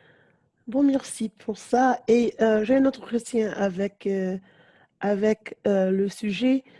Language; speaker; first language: French; non-native, learner; English